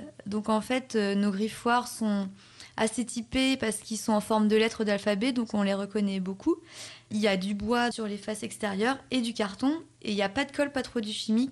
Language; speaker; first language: French; native; French